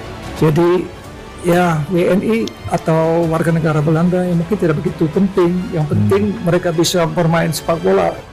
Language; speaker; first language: Indonesian; non-native, fluent; Dutch